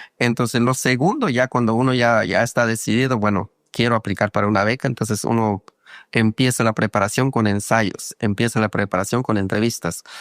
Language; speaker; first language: Spanish; non-native, local second language; Kaqchikel